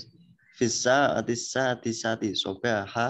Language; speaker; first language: Arabic; non-native, learner; Indonesian